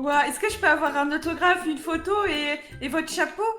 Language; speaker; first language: French; native; French